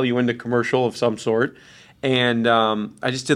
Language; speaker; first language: English; native; English